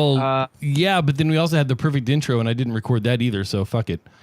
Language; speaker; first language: English; native; English